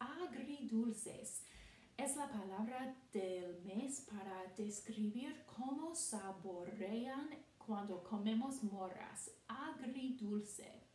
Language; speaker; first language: Spanish; non-native, fluent; English